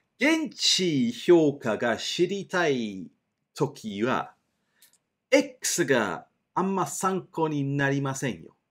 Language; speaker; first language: Japanese; non-native, fluent; English